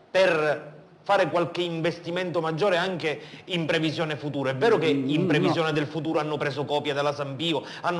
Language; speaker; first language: Italian; native; Italian